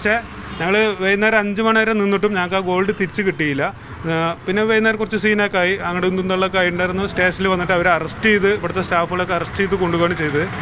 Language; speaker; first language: Malayalam; native; Malayalam